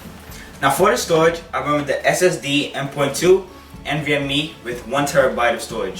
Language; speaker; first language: English; native; English